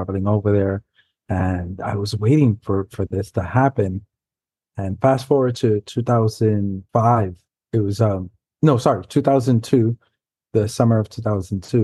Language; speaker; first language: English; early bilingual, other home language; Spanish